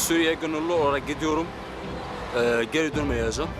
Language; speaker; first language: Turkish; non-native, learner; Arabic